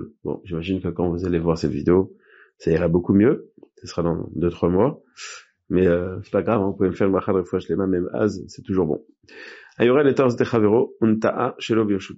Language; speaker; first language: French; native; French